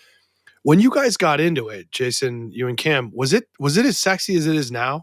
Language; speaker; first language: English; native; English